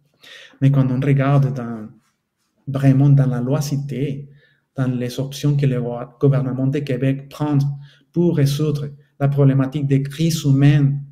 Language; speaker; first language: French; non-native, fluent; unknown